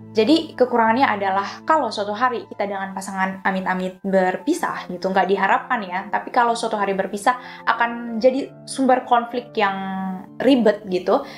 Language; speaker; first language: Indonesian; native; Indonesian